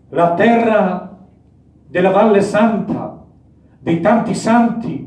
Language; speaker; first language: Italian; non-native, fluent; Polish